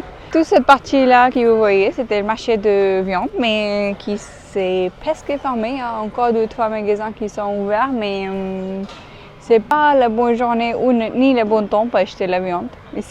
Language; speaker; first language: French; non-native, fluent; Hindi